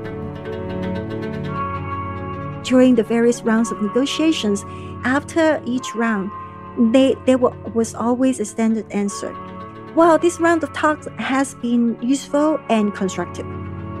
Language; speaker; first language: English; non-native, local second language; Cantonese